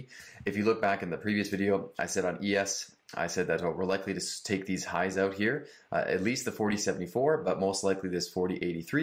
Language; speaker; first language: English; native; English